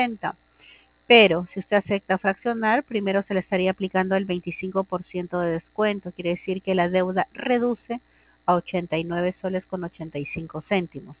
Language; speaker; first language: Spanish; native; Spanish